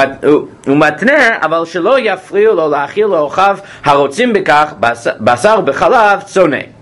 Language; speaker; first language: Hebrew; non-native, fluent; English